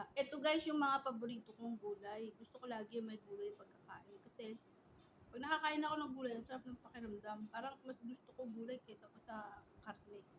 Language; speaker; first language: Filipino; native; Filipino